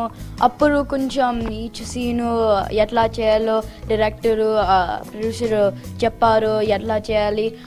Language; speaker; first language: Telugu; early bilingual, heritage; Telugu